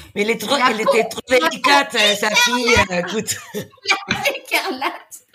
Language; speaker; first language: French; non-native, fluent; Spanish